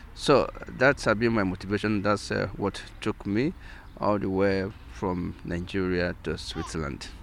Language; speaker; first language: English; non-native, local second language; Igbo